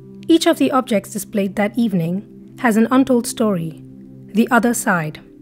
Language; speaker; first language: English; non-native, local second language; Marathi